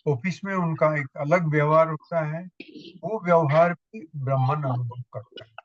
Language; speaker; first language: Hindi; non-native, local second language; Gujarati